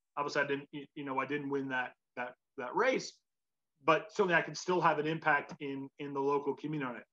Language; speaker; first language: English; native; English